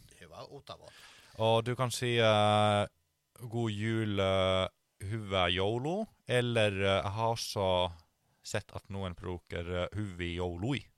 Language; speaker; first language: Norwegian; non-native, fluent; Finnish